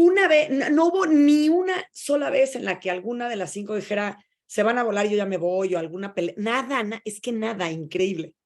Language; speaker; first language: Spanish; native; Spanish